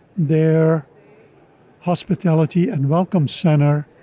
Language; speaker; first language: English; non-native, fluent; Dutch